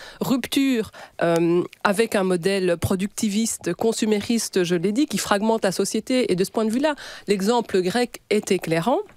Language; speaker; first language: French; native; French